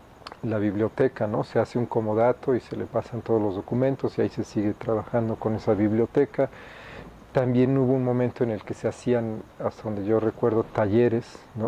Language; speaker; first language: Spanish; native; Spanish